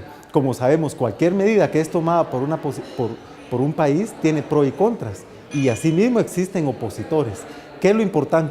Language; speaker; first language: Spanish; native; Spanish